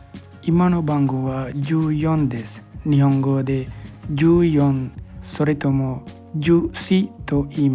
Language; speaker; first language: Japanese; non-native, fluent; Sinhala